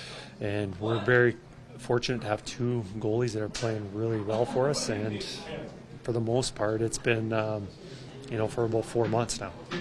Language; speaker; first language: English; native; English